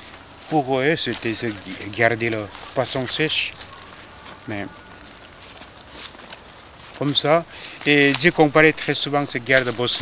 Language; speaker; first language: French; non-native, fluent; Korean